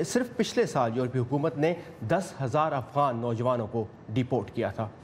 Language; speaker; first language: Urdu; native; Urdu